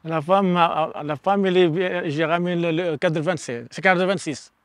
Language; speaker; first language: French; non-native, learner; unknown